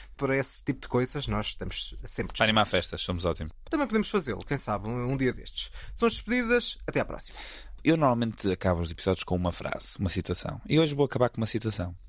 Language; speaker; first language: Portuguese; native; Portuguese